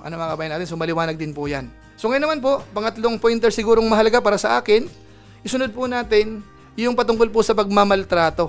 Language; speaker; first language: Filipino; native; Filipino